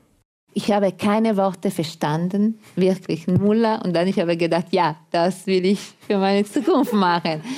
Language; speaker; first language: German; non-native, fluent; Italian